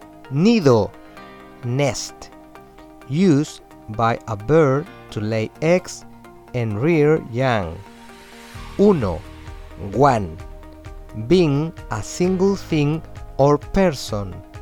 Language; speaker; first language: English; non-native, fluent; Spanish